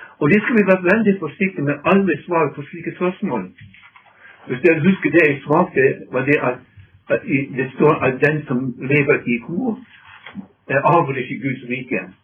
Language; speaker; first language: Norwegian; non-native, fluent; English